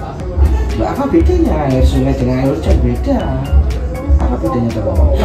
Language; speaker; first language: Indonesian; native; Indonesian